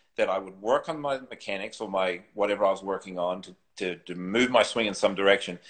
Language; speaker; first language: English; native; English